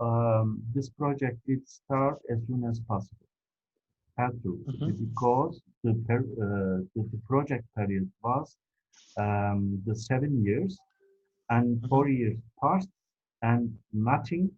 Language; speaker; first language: English; non-native, fluent; Turkish